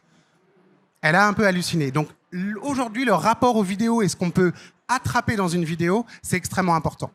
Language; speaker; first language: French; native; French